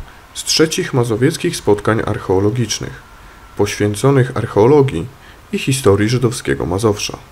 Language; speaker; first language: Polish; native; Polish